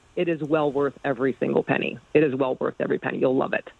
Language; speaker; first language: English; native; English